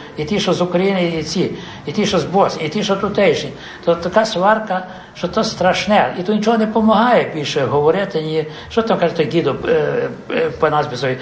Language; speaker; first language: Ukrainian; early bilingual, heritage; Ukrainian